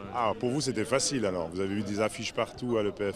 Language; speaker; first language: French; native; French